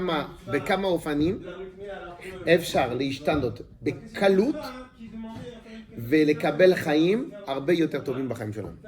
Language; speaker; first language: Hebrew; non-native, fluent; French